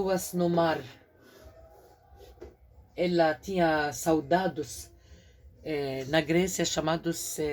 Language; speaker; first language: Portuguese; non-native, fluent; Arabic